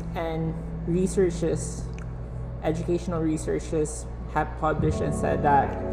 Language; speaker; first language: English; early bilingual, other home language; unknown